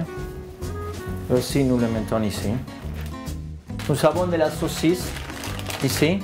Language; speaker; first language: French; non-native, fluent; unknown